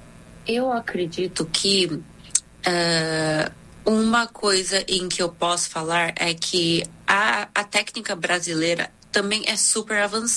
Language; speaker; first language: Portuguese; non-native, fluent; Korean